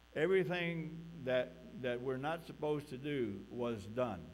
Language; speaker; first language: English; early bilingual, other home language; Spanish